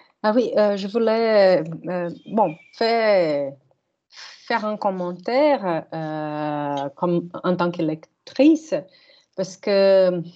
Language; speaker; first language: French; non-native, learner; Portuguese